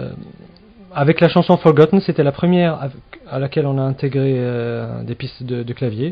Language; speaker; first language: French; non-native, local second language; Arabic